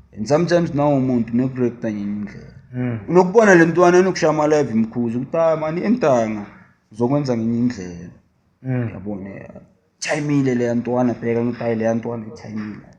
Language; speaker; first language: Zulu; native; Zulu